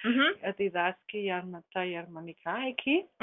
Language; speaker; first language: Greek; non-native, learner; German